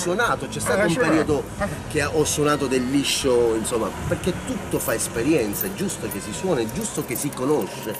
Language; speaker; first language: Italian; native; Italian